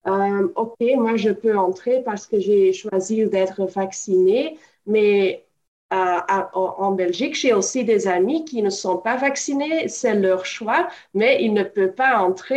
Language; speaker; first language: French; non-native, local second language; Dutch